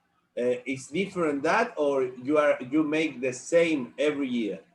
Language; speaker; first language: English; non-native, learner; Spanish